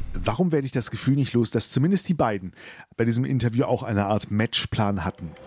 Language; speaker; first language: German; native; German